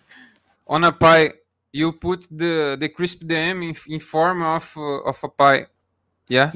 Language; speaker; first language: English; non-native, learner; Portuguese